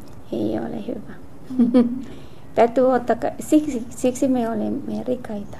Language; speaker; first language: Finnish; non-native, learner; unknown